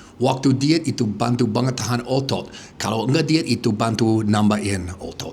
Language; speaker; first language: Indonesian; non-native, fluent; English